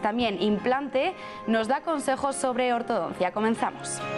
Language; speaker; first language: Spanish; native; Spanish